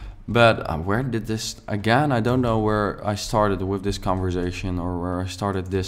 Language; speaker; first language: English; non-native, fluent; Dutch